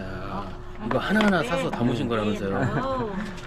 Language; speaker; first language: Korean; native; Korean